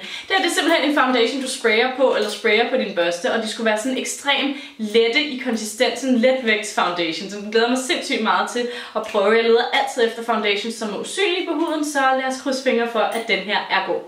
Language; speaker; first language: Danish; native; Danish